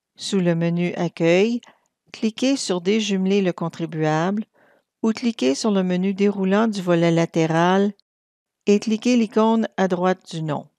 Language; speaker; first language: French; native; French